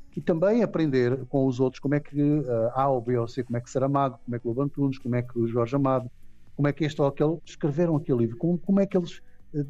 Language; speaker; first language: Portuguese; non-native, local second language; Kabuverdianu